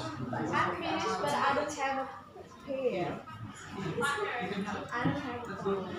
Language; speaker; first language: English; non-native, learner; Indonesian